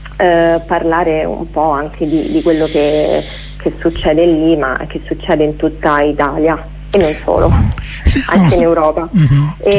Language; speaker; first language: Italian; native; Italian